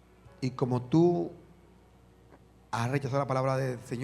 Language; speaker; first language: Spanish; native; Spanish